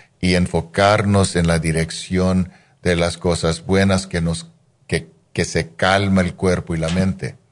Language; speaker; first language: Spanish; non-native, fluent; English